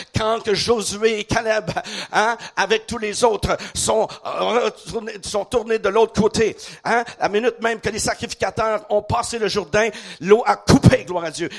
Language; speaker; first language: French; native; French